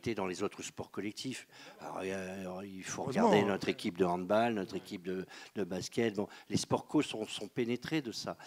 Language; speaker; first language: French; native; French